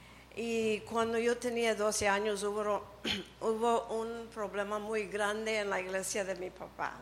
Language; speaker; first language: Spanish; early bilingual, heritage; Spanish